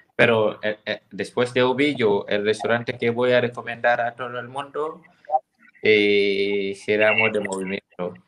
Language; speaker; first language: Spanish; non-native, fluent; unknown